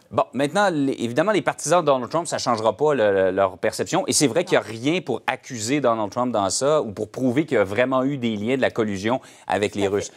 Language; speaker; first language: French; native; French